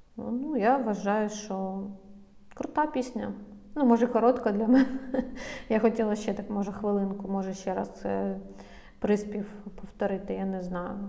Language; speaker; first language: Ukrainian; non-native, local second language; Russian